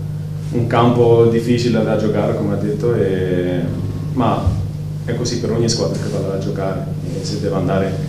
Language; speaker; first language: Italian; non-native, fluent; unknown